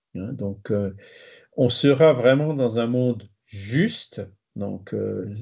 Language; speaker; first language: French; native; French